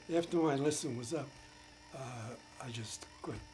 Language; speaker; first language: English; native; English